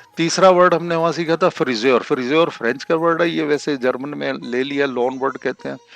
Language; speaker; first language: Hindi; non-native, local second language; Punjabi